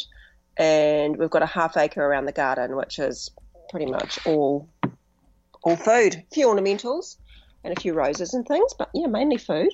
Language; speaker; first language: English; native; English